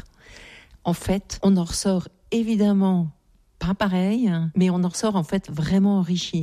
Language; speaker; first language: French; native; French